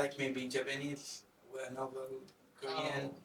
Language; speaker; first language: English; non-native, fluent; Arabic